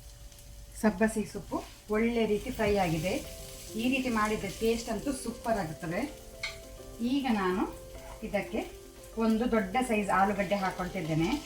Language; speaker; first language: Kannada; native; Kannada